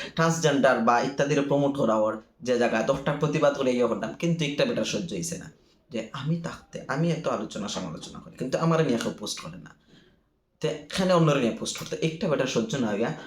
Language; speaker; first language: Bangla; native; Bangla